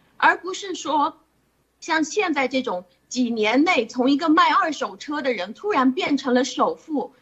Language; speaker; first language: Chinese; non-native, fluent; English